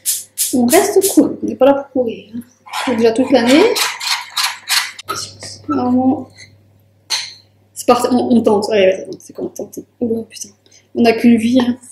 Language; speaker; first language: French; native; French